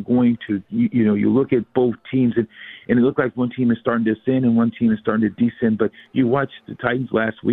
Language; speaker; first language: English; native; English